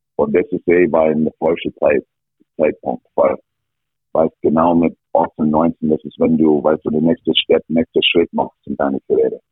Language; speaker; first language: German; non-native, fluent; English